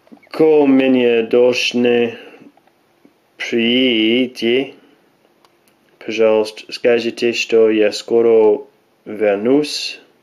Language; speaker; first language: Russian; non-native, learner; English